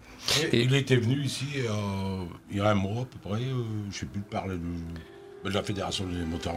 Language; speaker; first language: French; native; French